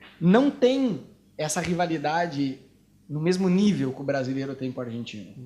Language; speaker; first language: Portuguese; native; Portuguese